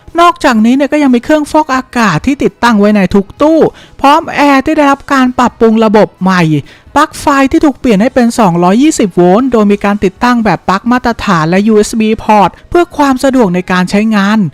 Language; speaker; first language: Thai; native; Thai